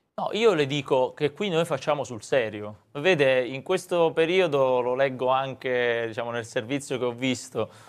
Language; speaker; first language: Italian; native; Italian